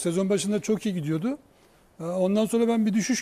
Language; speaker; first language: Turkish; native; Turkish